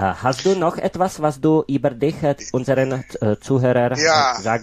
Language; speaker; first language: German; non-native, fluent; Czech